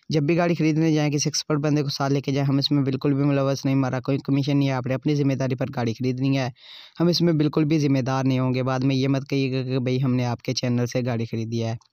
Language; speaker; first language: Urdu; non-native, local second language; Punjabi